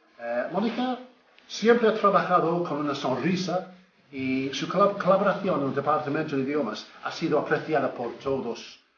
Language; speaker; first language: Spanish; non-native, fluent; English